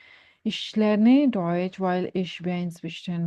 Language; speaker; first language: German; non-native, fluent; Urdu